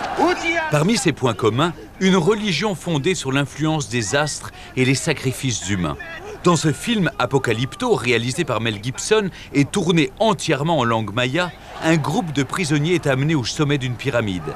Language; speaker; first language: French; native; French